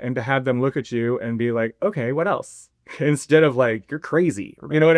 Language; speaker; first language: English; native; English